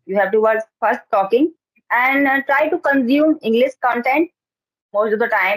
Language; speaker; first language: English; non-native, learner; Hindi